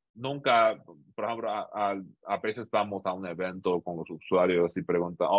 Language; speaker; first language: Spanish; non-native, fluent; Chinese